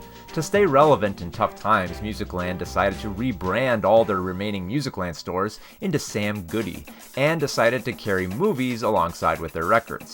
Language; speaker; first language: English; native; English